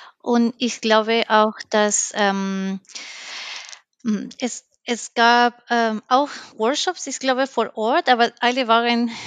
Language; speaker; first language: German; non-native, learner; Spanish